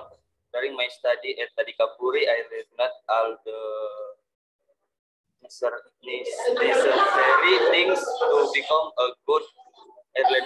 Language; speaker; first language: English; non-native, learner; Indonesian